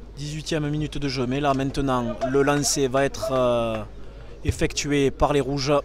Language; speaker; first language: French; native; French